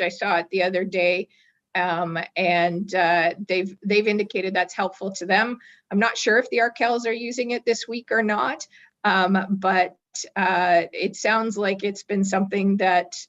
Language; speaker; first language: English; native; English